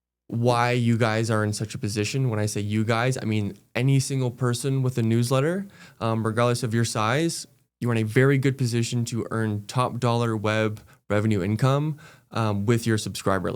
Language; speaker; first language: English; native; English